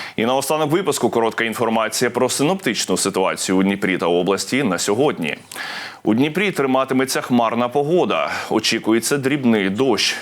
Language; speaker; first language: Ukrainian; native; Ukrainian